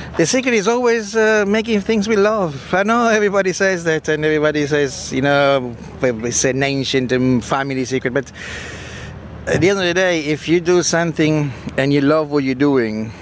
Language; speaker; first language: English; non-native, fluent; Italian